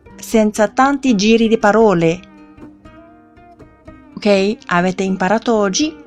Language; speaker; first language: Italian; non-native, fluent; Chinese